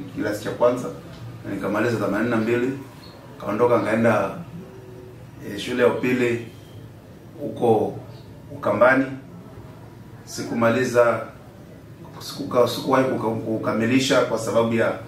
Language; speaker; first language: Swahili; native; Swahili